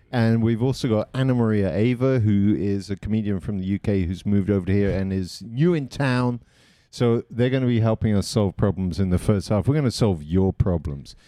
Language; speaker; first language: English; native; English